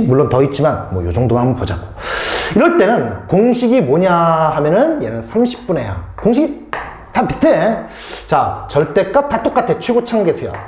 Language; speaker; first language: Korean; native; Korean